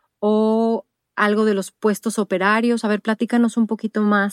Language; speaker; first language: Spanish; native; Spanish